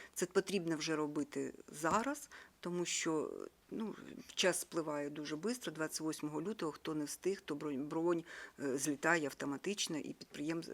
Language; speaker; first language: Ukrainian; native; Ukrainian